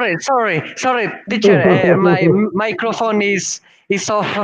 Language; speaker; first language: English; non-native, learner; Spanish